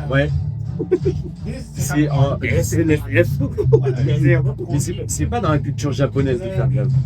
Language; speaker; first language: French; native; French